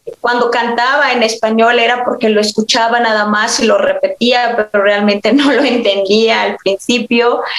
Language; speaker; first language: Spanish; non-native, local second language; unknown